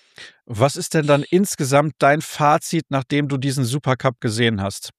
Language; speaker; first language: German; native; German